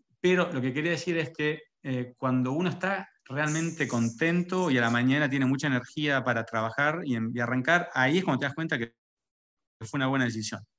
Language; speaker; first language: Spanish; native; Spanish